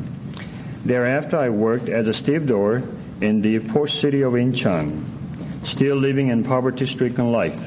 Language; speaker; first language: English; non-native, learner; Korean